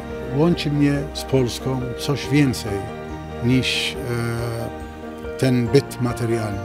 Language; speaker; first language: Polish; non-native, fluent; Arabic